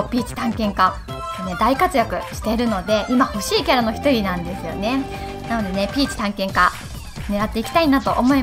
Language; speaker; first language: Japanese; native; Japanese